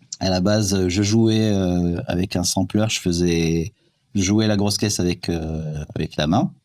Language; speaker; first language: French; non-native, local second language; Arabic